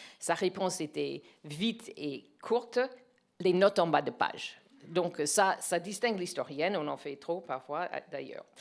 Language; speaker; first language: French; non-native, fluent; English